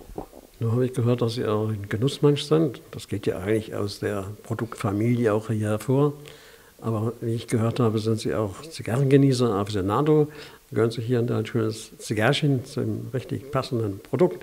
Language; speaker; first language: German; native; German